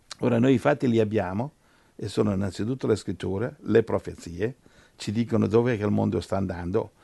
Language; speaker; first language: Italian; native; Italian